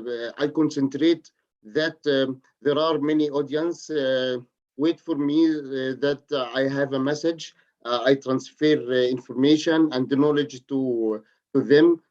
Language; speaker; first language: English; non-native, learner; Arabic